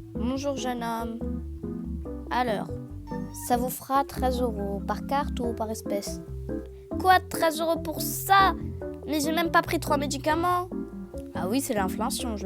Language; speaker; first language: French; native; French